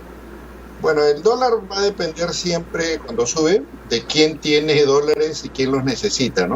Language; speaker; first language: Spanish; native; Spanish